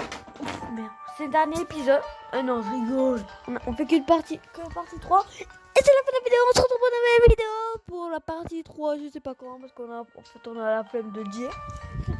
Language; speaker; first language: French; native; French